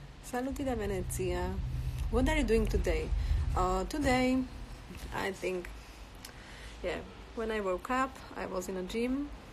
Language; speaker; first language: English; non-native, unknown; Slovak